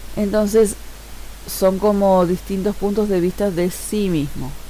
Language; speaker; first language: Spanish; native; Spanish